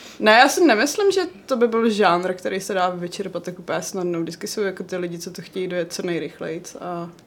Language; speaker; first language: Czech; native; Czech